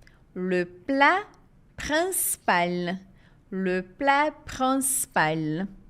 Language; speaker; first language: French; non-native, fluent; Portuguese